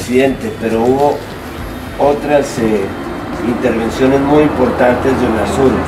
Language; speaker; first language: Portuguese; non-native, learner; Spanish